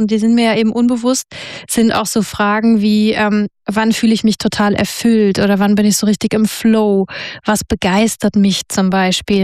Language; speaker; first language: German; native; German